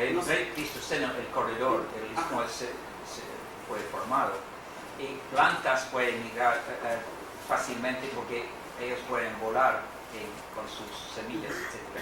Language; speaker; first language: Spanish; non-native, fluent; English